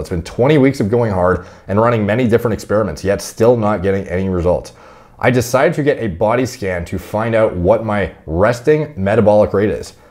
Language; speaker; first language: English; native; English